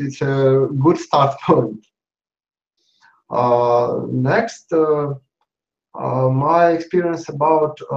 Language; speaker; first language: English; non-native, learner; Russian